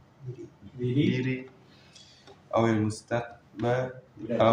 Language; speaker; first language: Arabic; non-native, learner; Indonesian